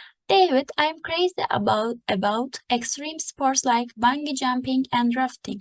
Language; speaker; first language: English; non-native, fluent; Turkish